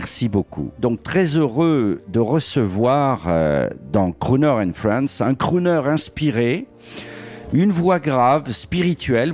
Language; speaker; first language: French; native; French